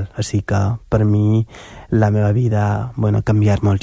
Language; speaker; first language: Catalan; non-native, fluent; Wolof